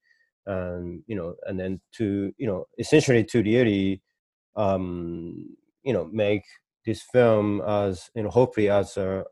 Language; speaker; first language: English; non-native, fluent; Japanese